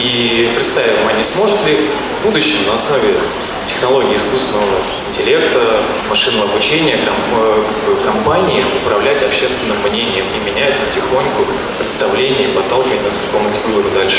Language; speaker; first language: Russian; native; Russian